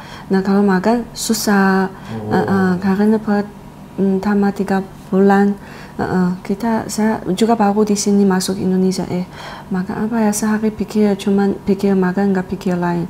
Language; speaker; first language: Indonesian; non-native, learner; Chinese